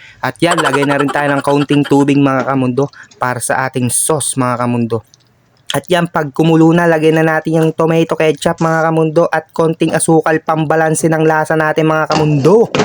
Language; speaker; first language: Filipino; native; Filipino